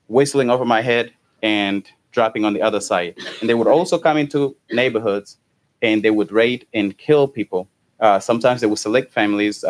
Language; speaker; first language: English; non-native, local second language; Kinyarwanda